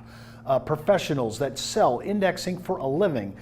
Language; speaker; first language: English; native; English